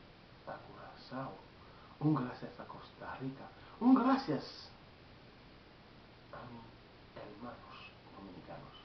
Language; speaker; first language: Spanish; non-native, learner; Haitian Creole